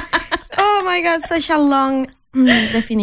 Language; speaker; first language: English; non-native, fluent; Spanish